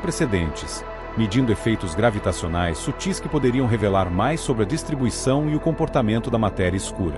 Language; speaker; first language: Portuguese; native; Portuguese